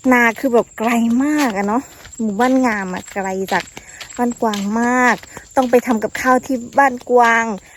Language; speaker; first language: Thai; non-native, local second language; Shan